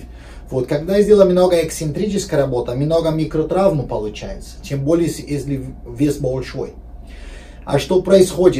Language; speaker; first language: Russian; non-native, learner; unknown